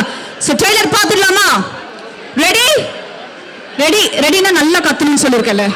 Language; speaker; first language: Tamil; native; Tamil